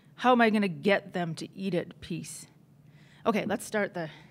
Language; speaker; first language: English; native; English